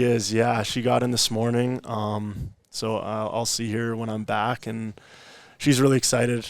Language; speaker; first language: English; native; English